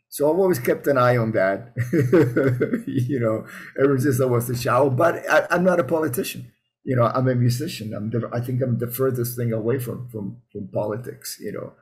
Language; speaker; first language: English; early bilingual, other home language; Spanish